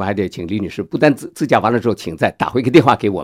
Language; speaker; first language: Chinese; native; Chinese